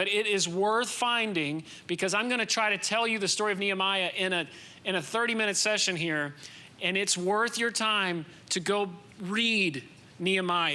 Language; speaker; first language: English; native; English